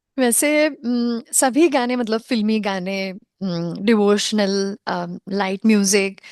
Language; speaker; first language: Hindi; non-native, local second language; Konkani